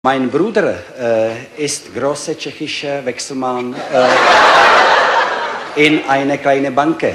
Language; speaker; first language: German; non-native, learner; Czech